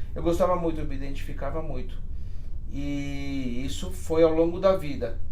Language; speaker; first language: Portuguese; early bilingual, other home language; Spanish